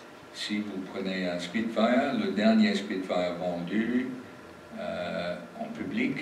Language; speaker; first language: French; non-native, fluent; English